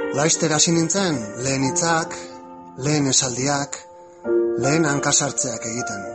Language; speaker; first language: Basque; non-native, local second language; Spanish